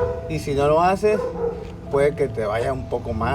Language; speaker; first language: Spanish; native; Spanish